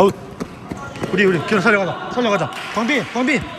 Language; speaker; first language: Korean; native; Korean